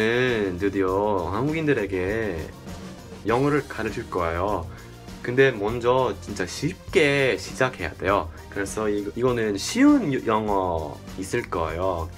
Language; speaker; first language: Korean; non-native, fluent; English